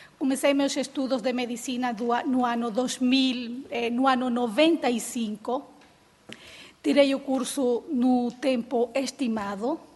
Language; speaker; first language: Portuguese; early bilingual, heritage; Portuguese